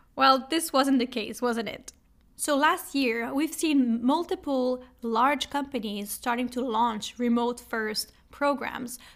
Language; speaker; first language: English; non-native, fluent; French